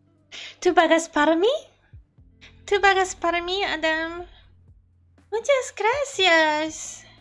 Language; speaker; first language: Spanish; non-native, learner; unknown